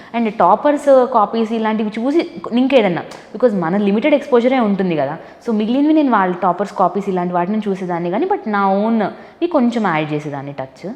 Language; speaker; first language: Telugu; native; Telugu